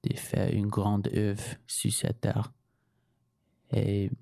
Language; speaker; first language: French; non-native, fluent; English